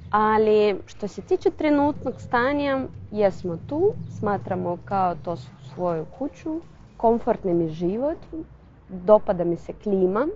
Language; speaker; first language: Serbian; non-native, fluent; Russian